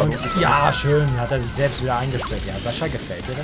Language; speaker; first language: German; native; German